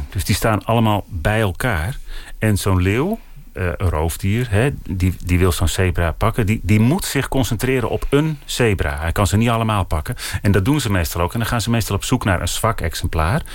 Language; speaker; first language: Dutch; native; Dutch